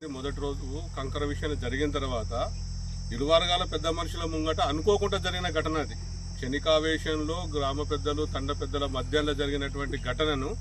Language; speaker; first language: Telugu; native; Telugu